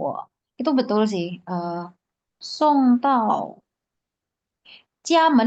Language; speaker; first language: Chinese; non-native, fluent; Indonesian